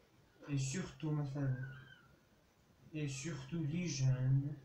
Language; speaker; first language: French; non-native, local second language; Arabic